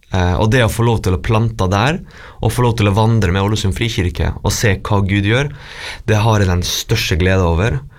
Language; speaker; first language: Norwegian; native; Norwegian